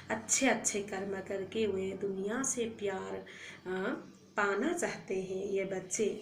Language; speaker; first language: Hindi; non-native, local second language; Assamese